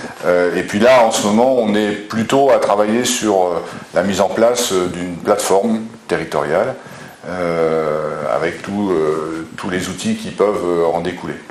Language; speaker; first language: French; native; French